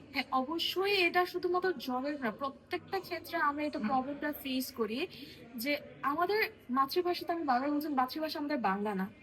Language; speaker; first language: Bangla; non-native, local second language; Marma